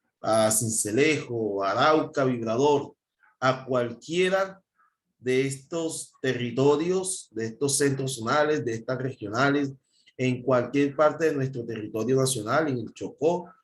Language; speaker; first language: Spanish; native; Spanish